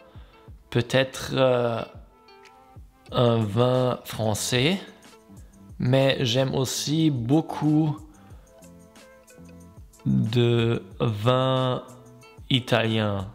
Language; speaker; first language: French; non-native, learner; German